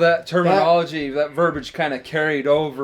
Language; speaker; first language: English; native; English